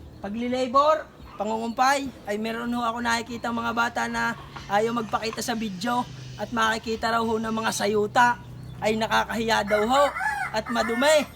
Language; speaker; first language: Filipino; native; Filipino